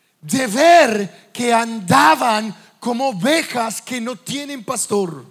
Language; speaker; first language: Spanish; non-native, fluent; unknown